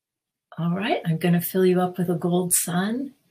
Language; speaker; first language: English; native; English